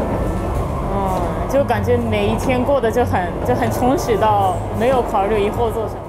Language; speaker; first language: Chinese; non-native, fluent; Japanese